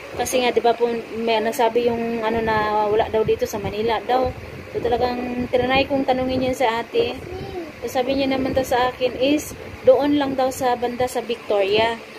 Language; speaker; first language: Filipino; non-native, local second language; Cebuano